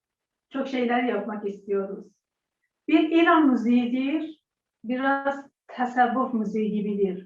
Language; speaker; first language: Turkish; non-native, learner; Persian